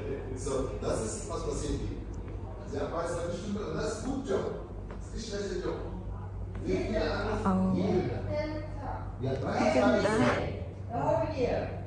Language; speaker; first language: German; non-native, learner; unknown